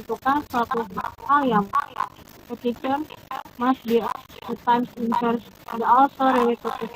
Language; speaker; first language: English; non-native, learner; Indonesian